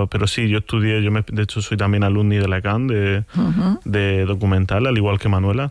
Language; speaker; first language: Spanish; native; Spanish